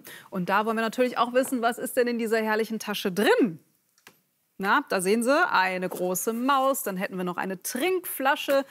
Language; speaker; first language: German; native; German